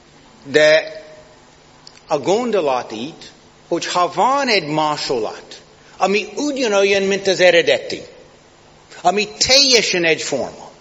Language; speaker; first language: Hungarian; non-native, fluent; English